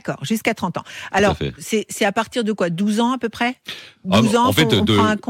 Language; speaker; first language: French; native; French